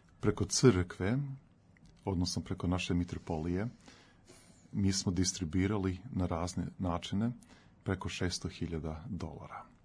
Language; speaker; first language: Serbian; early bilingual, heritage; Serbian